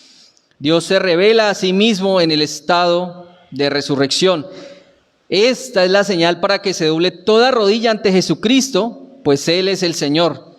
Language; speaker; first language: Spanish; native; Spanish